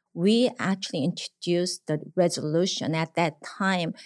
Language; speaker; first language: English; non-native, fluent; Korean